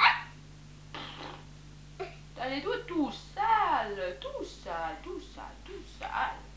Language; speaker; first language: French; native; French